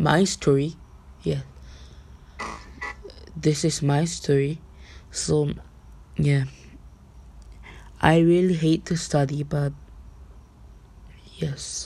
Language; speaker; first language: English; non-native, learner; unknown